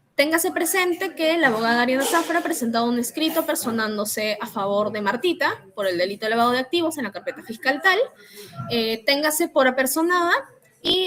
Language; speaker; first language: Spanish; native; Spanish